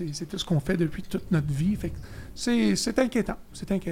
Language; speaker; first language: French; native; French